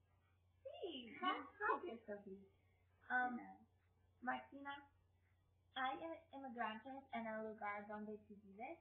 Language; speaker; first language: Spanish; non-native, learner; English